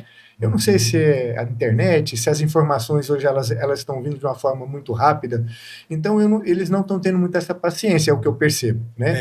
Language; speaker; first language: Portuguese; native; Portuguese